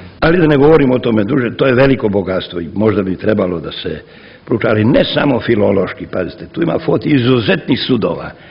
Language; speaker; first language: Serbian; native; Serbian